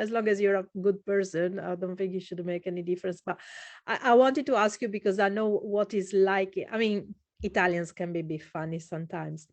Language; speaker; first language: English; non-native, fluent; Italian